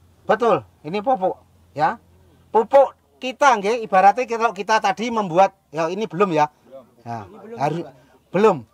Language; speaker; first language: Indonesian; non-native, local second language; Javanese